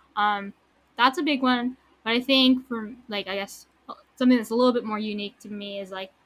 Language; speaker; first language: English; native; English